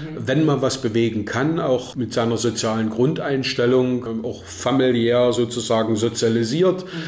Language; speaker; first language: German; native; German